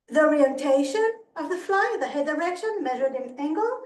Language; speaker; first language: English; non-native, fluent; Hebrew